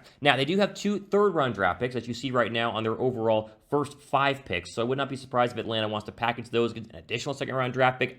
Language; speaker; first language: English; native; English